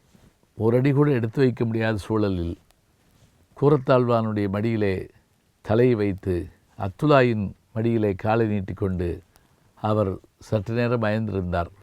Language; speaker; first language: Tamil; native; Tamil